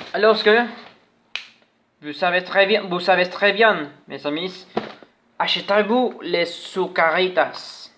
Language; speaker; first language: French; non-native, learner; Spanish